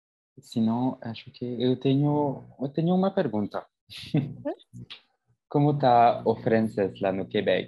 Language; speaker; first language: Portuguese; non-native, fluent; French